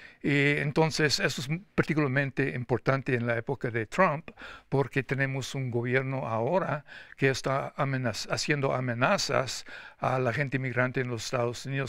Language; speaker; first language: Spanish; non-native, fluent; English